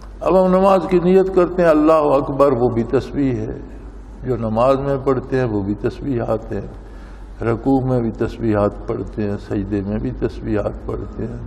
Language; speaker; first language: Urdu; non-native, local second language; Punjabi